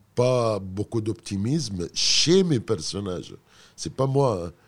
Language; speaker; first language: French; non-native, fluent; Arabic